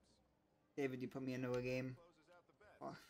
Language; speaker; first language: English; native; English